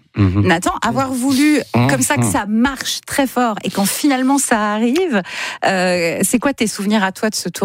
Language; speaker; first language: French; native; French